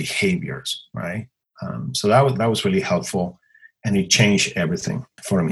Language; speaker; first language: English; non-native, fluent; Spanish